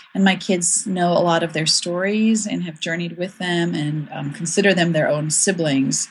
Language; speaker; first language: English; native; English